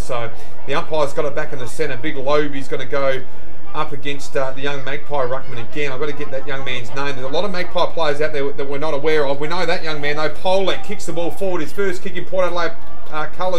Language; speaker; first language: English; native; English